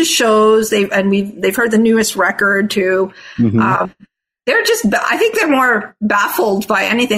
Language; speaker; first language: English; non-native, fluent; Italian